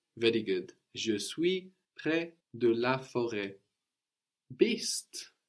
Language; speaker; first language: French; non-native, fluent; English